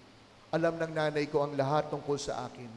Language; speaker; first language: Filipino; native; Filipino